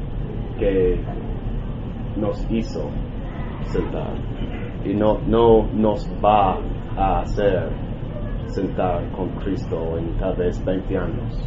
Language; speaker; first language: Spanish; non-native, learner; English